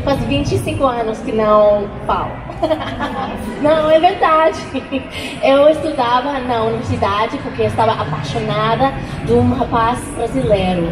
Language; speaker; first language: Portuguese; non-native, learner; English